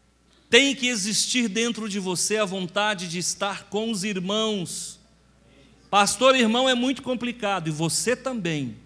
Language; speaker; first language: Portuguese; native; Portuguese